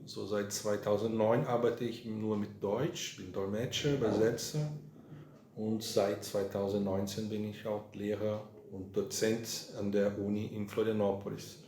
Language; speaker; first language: German; non-native, fluent; Portuguese